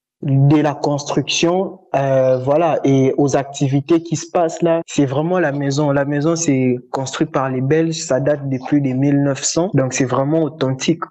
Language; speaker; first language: French; non-native, local second language; Lingala